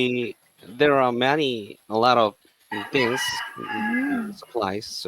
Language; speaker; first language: English; non-native, learner; Korean